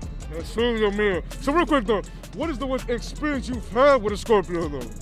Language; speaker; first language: English; early bilingual, other home language; Spanish